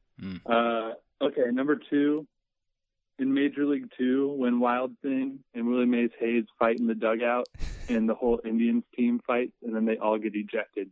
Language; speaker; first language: English; native; English